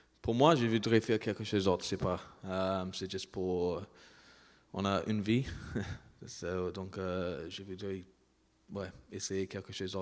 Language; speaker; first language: French; non-native, learner; English